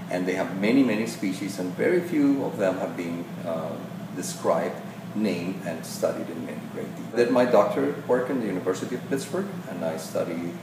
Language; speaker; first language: English; non-native, fluent; Spanish